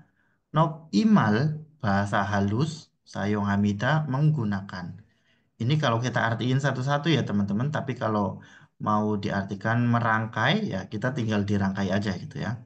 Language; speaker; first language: Indonesian; native; Indonesian